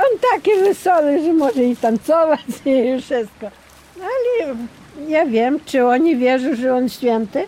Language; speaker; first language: Polish; non-native, local second language; Ukrainian